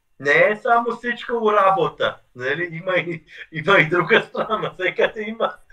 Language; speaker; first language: Macedonian; non-native, fluent; German